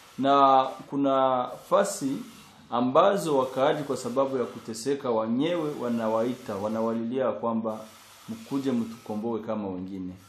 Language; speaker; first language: Swahili; non-native, local second language; Kinyarwanda